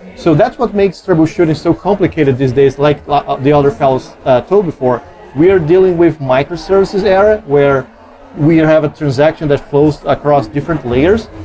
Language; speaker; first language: English; non-native, fluent; Portuguese